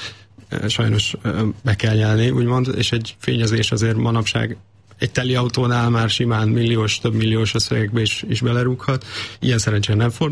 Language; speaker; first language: Hungarian; native; Hungarian